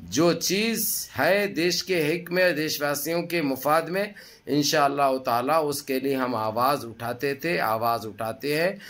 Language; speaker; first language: Hindi; native; Hindi